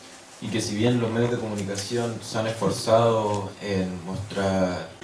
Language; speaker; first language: Spanish; native; Spanish